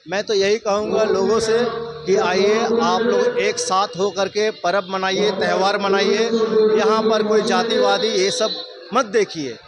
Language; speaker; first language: Hindi; non-native, local second language; Bangla